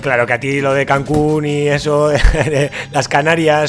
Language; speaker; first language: Spanish; native; Spanish